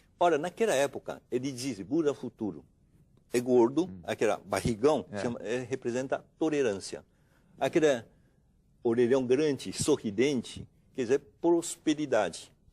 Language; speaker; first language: Portuguese; non-native, fluent; Chinese